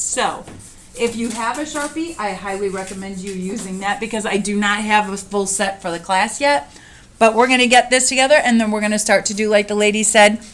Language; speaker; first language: English; native; English